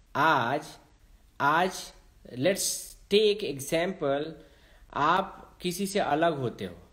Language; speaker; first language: Hindi; native; Hindi